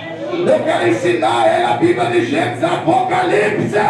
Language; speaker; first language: Portuguese; native; Portuguese